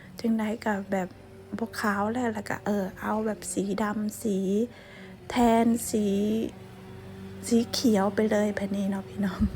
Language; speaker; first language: Thai; non-native, local second language; Lao